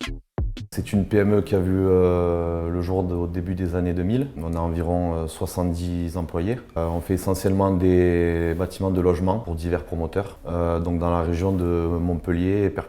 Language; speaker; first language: French; native; French